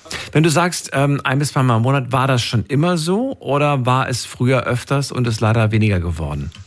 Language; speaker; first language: German; native; German